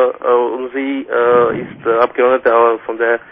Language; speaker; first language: German; non-native, fluent; Slovak